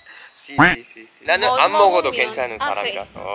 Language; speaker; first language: Korean; non-native, fluent; Japanese